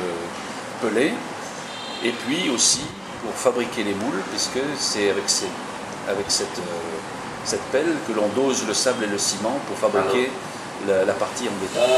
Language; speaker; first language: French; native; French